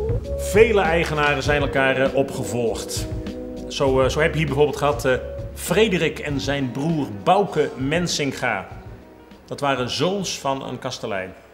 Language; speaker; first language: Dutch; native; Dutch